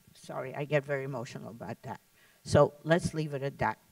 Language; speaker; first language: English; early bilingual, other home language; Lithuanian